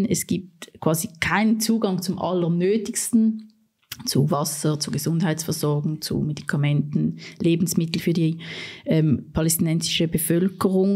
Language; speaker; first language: German; native; German